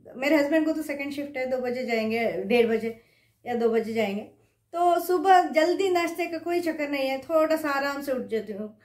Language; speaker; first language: Hindi; non-native, local second language; Kannada